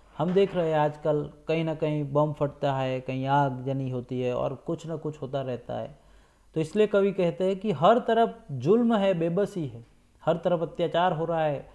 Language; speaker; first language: Hindi; non-native, local second language; Gujarati